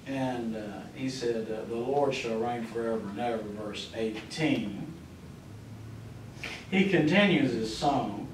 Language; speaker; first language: English; native; English